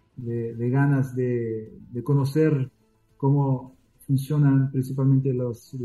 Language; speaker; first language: Spanish; early bilingual, heritage; Spanish